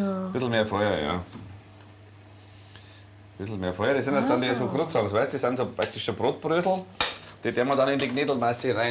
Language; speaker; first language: German; native; German